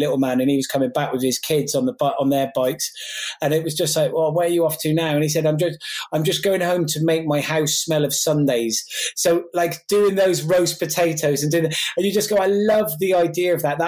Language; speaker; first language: English; native; English